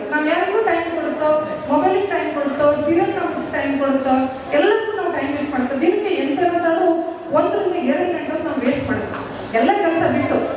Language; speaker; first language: Kannada; native; Kannada